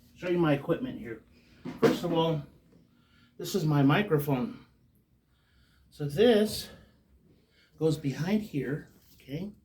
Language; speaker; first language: English; native; English